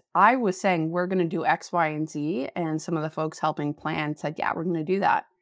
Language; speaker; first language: English; native; English